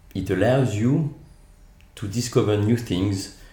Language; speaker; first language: English; non-native, fluent; French